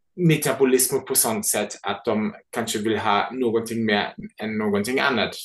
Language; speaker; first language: Swedish; non-native, fluent; German